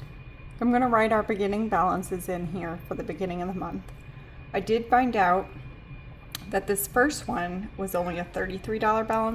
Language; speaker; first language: English; native; English